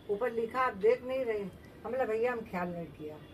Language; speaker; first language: Hindi; non-native, local second language; Bangla